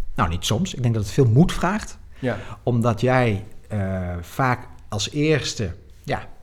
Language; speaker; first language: Dutch; native; Dutch